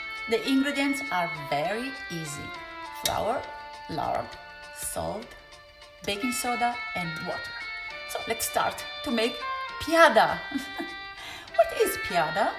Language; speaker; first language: English; non-native, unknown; Italian